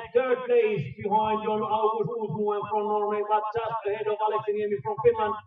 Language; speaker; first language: English; non-native, fluent; Finnish